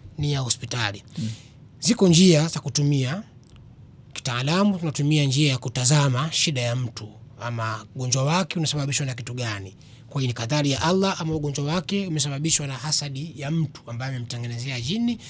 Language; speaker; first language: Swahili; native; Swahili